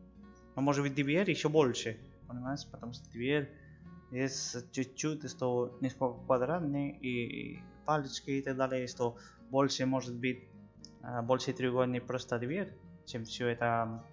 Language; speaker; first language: Russian; non-native, learner; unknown